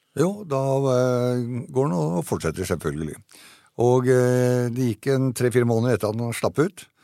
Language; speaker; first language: Norwegian; native; Norwegian